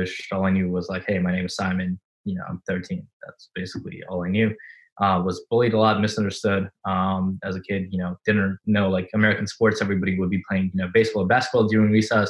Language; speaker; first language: English; non-native, fluent; Russian